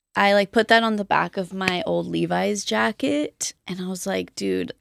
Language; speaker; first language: English; native; English